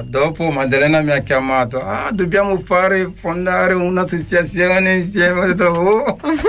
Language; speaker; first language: Italian; non-native, learner; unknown